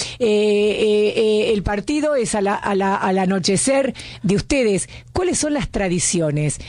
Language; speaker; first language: Spanish; native; Spanish